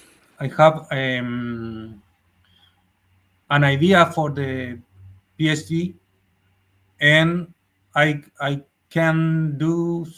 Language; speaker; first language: English; non-native, learner; Spanish